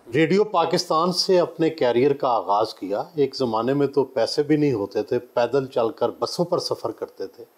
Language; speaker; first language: Urdu; non-native, local second language; Punjabi